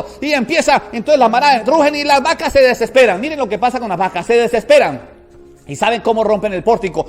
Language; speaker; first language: Spanish; native; Spanish